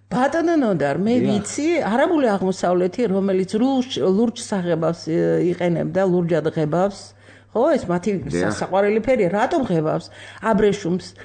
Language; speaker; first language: Georgian; native; Georgian